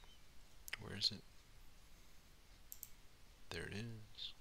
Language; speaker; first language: English; native; English